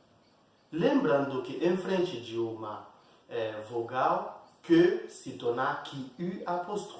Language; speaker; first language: Portuguese; non-native, fluent; Haitian Creole